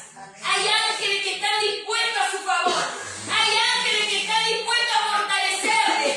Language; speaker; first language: Spanish; native; Spanish